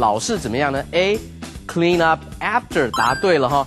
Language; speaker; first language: Chinese; native; Chinese